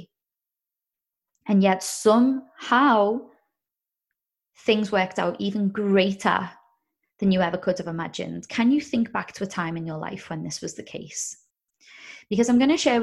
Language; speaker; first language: English; native; English